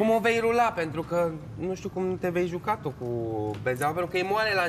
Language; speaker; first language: Romanian; native; Romanian